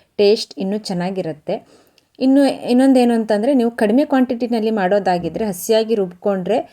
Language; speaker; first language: Kannada; native; Kannada